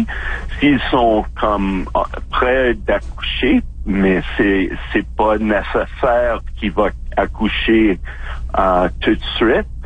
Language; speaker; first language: French; non-native, local second language; English